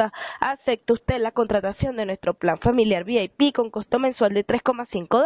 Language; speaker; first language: Spanish; native; Spanish